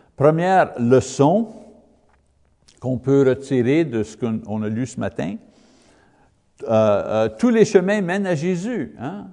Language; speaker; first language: French; non-native, learner; English